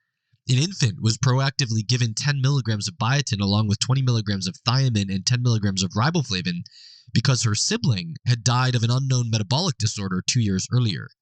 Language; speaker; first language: English; native; English